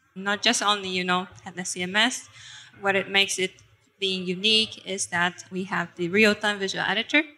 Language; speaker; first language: English; non-native, fluent; Japanese